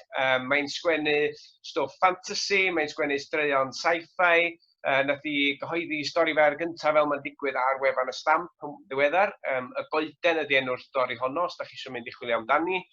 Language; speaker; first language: Welsh; native; Welsh